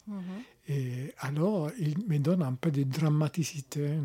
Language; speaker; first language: French; non-native, learner; Italian